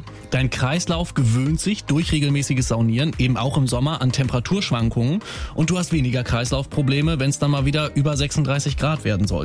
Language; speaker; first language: German; native; German